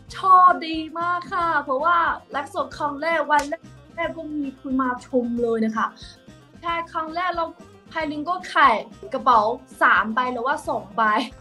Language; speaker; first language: Thai; non-native, fluent; Chinese